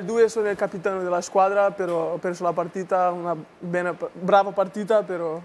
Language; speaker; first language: Italian; non-native, learner; Portuguese